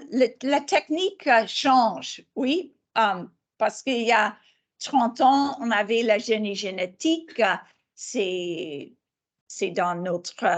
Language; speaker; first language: French; non-native, fluent; English